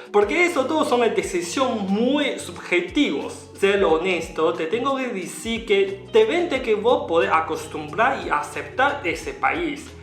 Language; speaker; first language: Spanish; non-native, learner; Chinese